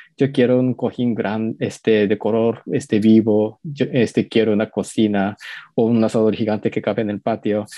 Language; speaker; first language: Spanish; non-native, learner; Japanese